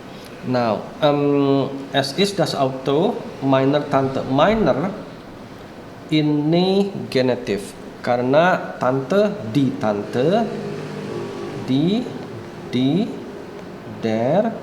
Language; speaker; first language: German; non-native, fluent; Indonesian